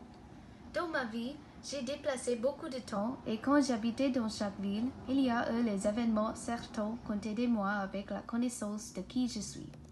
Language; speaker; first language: French; non-native, learner; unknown